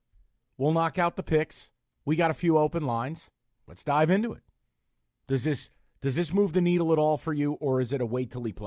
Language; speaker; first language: English; native; English